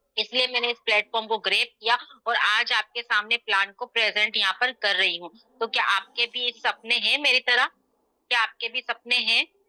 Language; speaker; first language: Hindi; native; Hindi